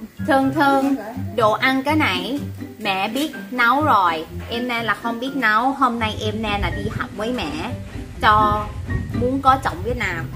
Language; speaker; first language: Vietnamese; non-native, learner; Thai